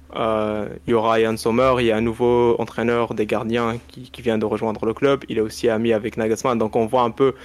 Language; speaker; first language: French; non-native, local second language; Arabic